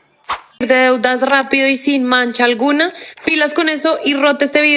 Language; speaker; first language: Spanish; native; Spanish